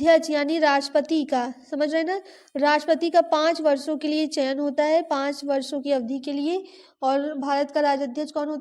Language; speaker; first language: Hindi; native; Hindi